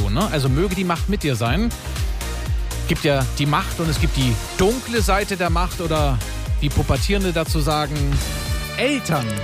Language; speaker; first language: German; native; German